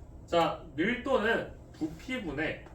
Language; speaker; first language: Korean; native; Korean